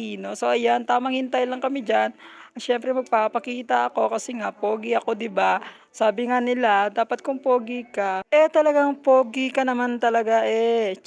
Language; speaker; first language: Filipino; non-native, local second language; Hiligaynon